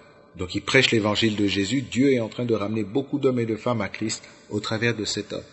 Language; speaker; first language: French; non-native, local second language; Lingala